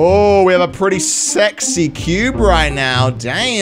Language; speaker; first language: English; native; English